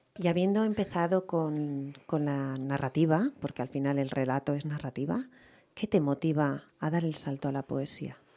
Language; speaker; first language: Spanish; native; Spanish